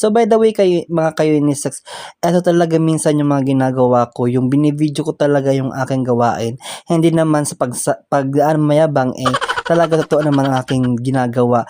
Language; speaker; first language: Filipino; non-native, local second language; Waray